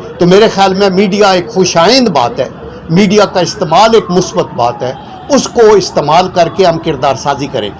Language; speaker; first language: Urdu; non-native, local second language; Punjabi